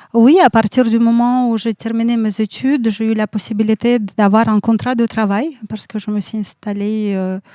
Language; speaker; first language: French; non-native, fluent; Russian